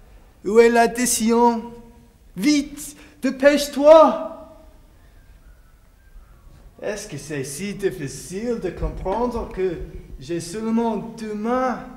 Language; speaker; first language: French; non-native, learner; Finnish